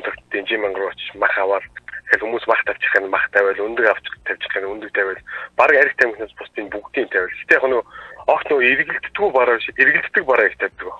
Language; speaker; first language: Mongolian; native; Mongolian